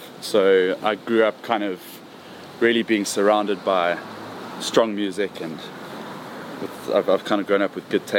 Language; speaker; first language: English; native; English